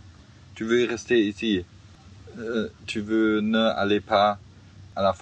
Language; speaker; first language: French; non-native, learner; German